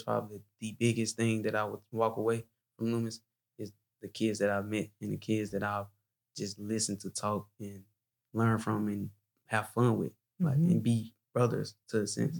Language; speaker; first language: English; native; English